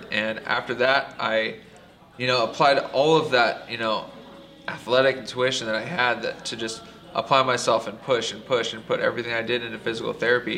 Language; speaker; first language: English; native; English